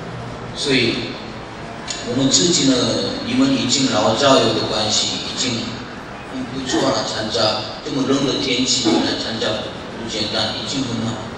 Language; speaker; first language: Chinese; non-native, learner; Korean